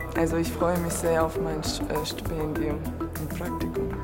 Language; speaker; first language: German; non-native, fluent; Turkish